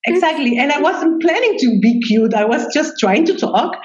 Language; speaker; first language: English; non-native, fluent; Spanish